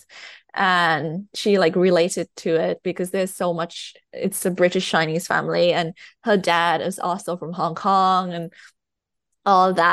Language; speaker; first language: English; non-native, fluent; Thai